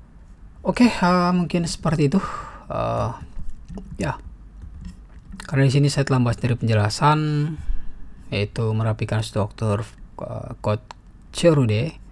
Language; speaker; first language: Indonesian; native; Indonesian